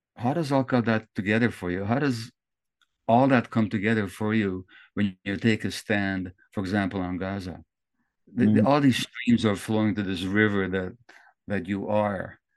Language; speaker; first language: English; early bilingual, other home language; Hungarian